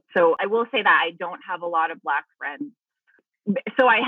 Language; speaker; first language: English; early bilingual, other home language; Filipino